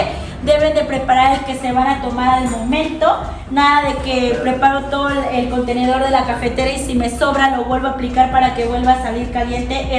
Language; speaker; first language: Spanish; native; Spanish